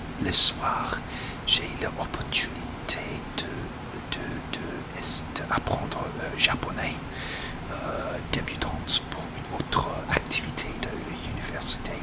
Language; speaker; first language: French; non-native, learner; English